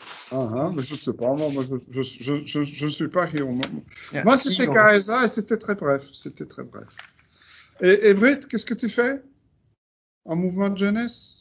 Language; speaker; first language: French; non-native, fluent; Dutch